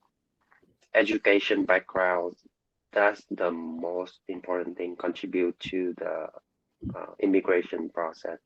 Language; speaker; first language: English; non-native, learner; Vietnamese